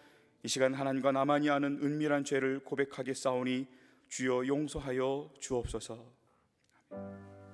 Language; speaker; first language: Korean; native; Korean